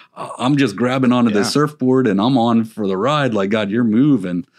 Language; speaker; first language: English; native; English